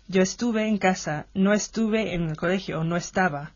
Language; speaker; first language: Spanish; non-native, fluent; English